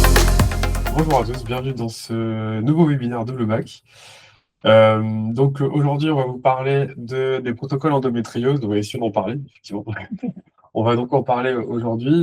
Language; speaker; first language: French; native; French